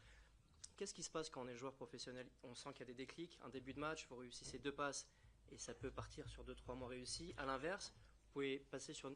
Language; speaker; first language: French; native; French